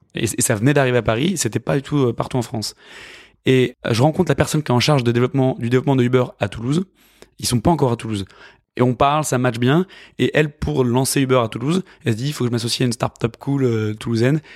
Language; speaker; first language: French; native; French